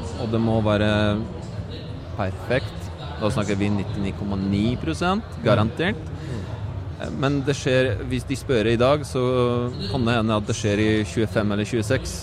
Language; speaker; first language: Norwegian; non-native, fluent; Polish